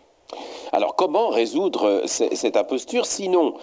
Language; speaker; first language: French; native; French